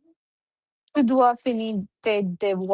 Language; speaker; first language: French; non-native, learner; Punjabi